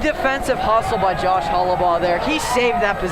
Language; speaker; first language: English; native; English